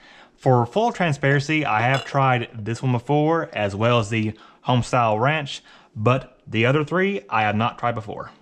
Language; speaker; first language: English; native; English